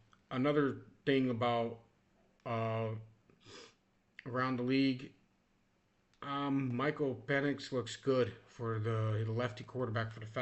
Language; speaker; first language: English; native; English